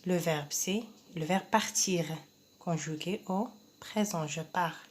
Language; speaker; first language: French; non-native, local second language; Arabic